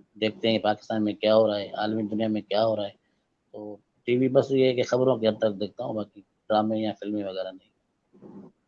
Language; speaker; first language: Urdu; non-native, local second language; Sindhi